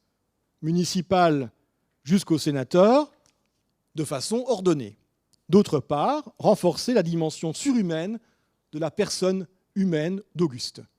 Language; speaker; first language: French; native; French